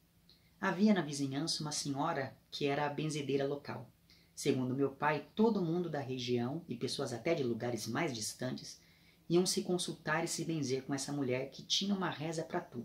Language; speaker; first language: Portuguese; native; Portuguese